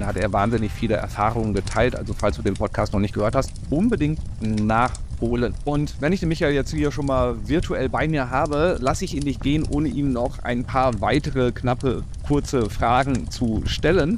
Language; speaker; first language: German; native; German